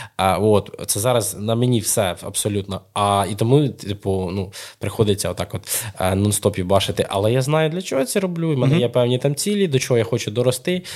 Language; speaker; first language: Ukrainian; non-native, local second language; Russian